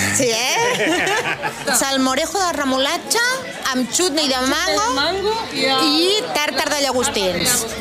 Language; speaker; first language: Catalan; native; Catalan